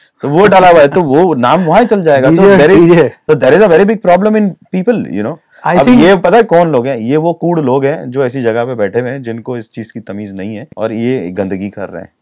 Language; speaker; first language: Hindi; native; Hindi